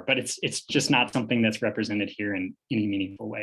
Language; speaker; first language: English; native; English